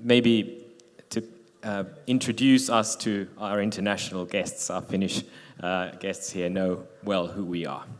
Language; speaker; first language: English; non-native, fluent; Finnish